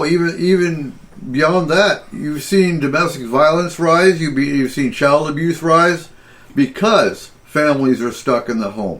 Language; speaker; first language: English; native; English